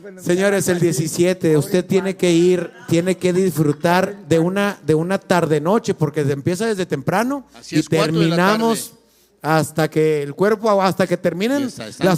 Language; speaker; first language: Spanish; native; Spanish